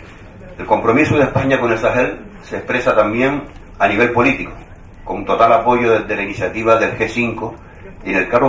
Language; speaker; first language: Spanish; native; Spanish